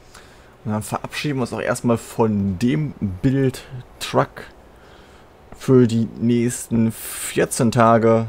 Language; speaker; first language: German; native; German